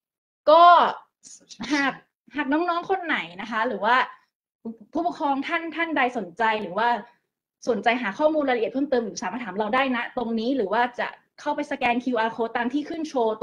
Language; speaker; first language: Thai; native; Thai